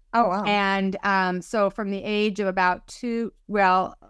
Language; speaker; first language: English; native; English